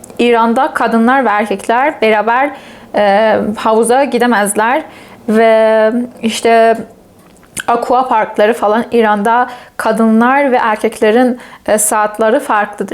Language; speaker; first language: Turkish; non-native, fluent; Persian